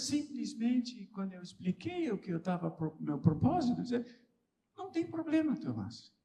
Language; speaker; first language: Portuguese; non-native, fluent; English